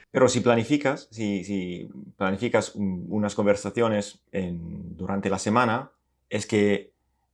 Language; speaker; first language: Spanish; non-native, fluent; Italian